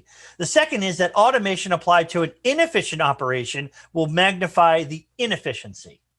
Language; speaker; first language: English; native; English